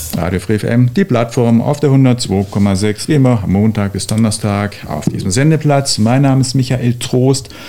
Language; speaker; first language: German; native; German